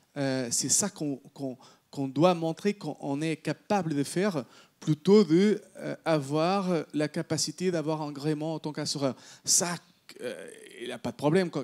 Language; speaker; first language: French; non-native, fluent; Portuguese